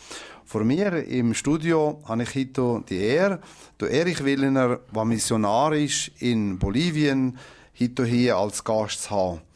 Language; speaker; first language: German; native; German